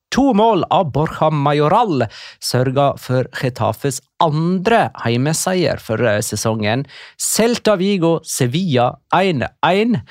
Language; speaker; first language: Norwegian; native; Norwegian